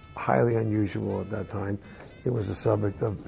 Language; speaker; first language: English; native; English